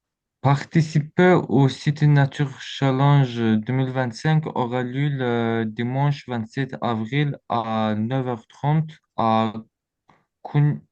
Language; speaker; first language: French; non-native, learner; Azerbaijani